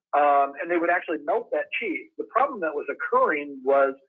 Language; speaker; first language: English; native; English